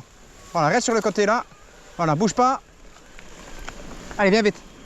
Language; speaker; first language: French; native; French